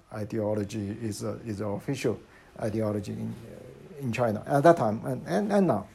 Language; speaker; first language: English; non-native, fluent; Chinese